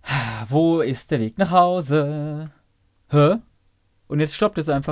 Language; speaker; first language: German; native; German